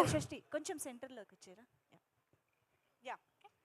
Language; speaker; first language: Telugu; native; Telugu